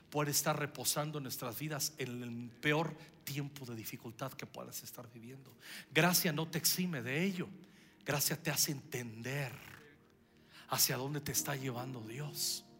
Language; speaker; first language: Spanish; native; Spanish